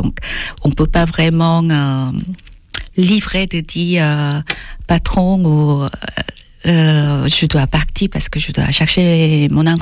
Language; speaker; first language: French; non-native, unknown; Korean